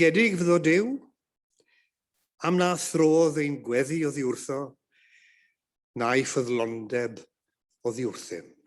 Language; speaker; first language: Welsh; native; Welsh